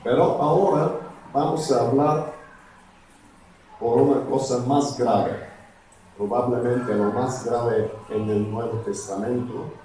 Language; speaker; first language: Spanish; non-native, fluent; Bulgarian